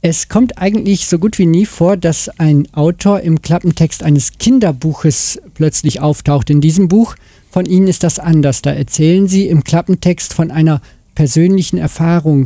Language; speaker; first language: German; native; German